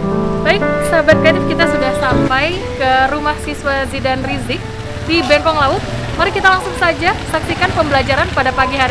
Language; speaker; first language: Indonesian; native; Indonesian